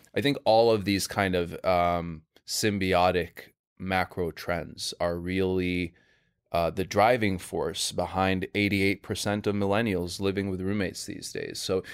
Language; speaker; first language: English; non-native, fluent; Swedish